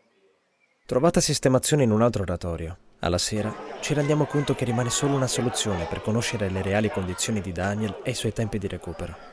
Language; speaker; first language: Italian; native; Italian